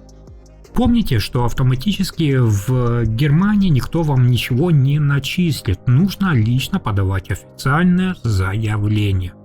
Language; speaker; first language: Russian; native; Russian